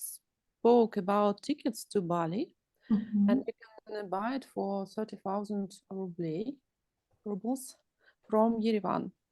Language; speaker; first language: English; non-native, learner; Russian